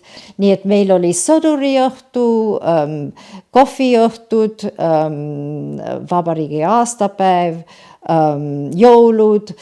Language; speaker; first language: Estonian; early bilingual, heritage; Estonian